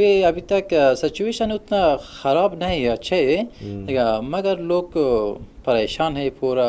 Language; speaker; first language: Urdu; non-native, learner; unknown